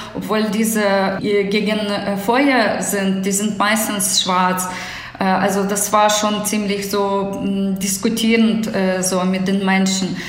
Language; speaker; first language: German; non-native, fluent; Ukrainian